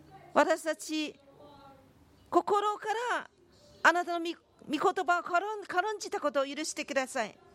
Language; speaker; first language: Japanese; non-native, fluent; Korean